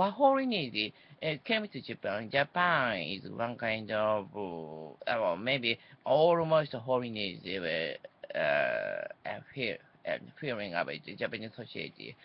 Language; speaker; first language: English; non-native, learner; Japanese